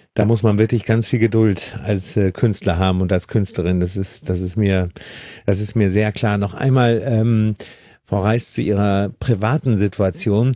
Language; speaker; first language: German; native; German